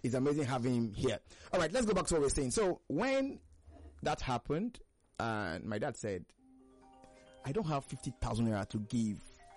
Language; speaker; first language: English; non-native, local second language; Hausa